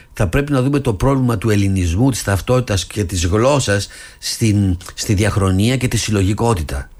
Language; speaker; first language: Greek; early bilingual, other home language; English